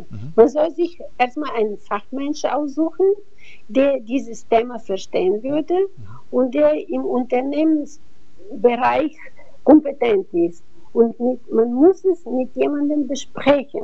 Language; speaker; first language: German; non-native, fluent; Bulgarian